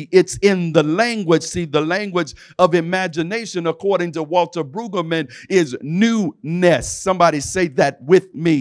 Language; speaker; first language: English; native; English